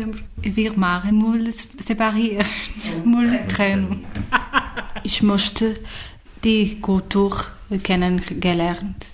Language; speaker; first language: German; non-native, learner; Portuguese